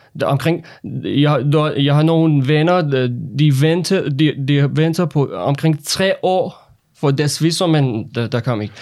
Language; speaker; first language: Danish; non-native, learner; Persian